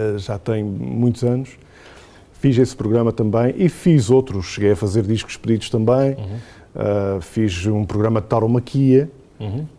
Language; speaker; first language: Portuguese; native; Portuguese